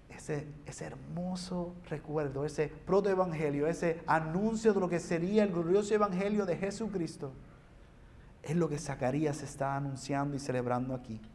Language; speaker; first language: Spanish; early bilingual, heritage; Spanish